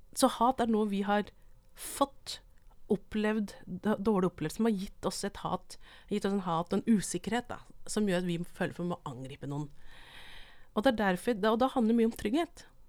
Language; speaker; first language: Norwegian; non-native, local second language; Vietnamese